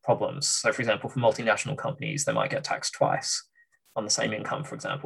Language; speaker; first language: English; native; English